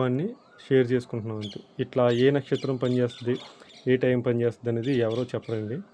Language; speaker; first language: Telugu; native; Telugu